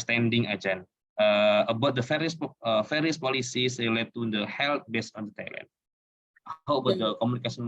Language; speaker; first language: English; non-native, learner; Indonesian